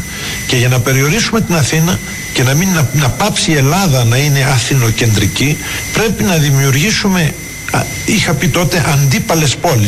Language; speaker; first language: Greek; native; Greek